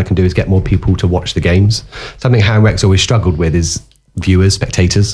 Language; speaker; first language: English; native; English